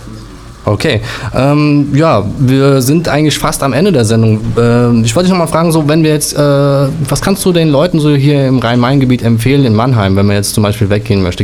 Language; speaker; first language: German; native; German